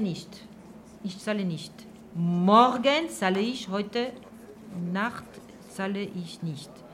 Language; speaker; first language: German; non-native, learner; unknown